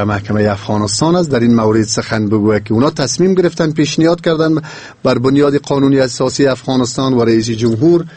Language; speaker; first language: Persian; native; Persian